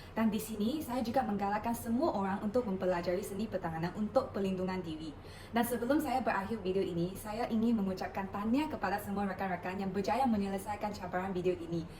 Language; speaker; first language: Malay; non-native, local second language; Chinese